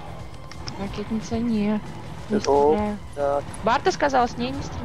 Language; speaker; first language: Russian; native; Russian